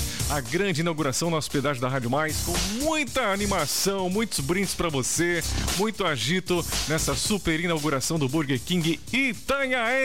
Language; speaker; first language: Portuguese; native; Portuguese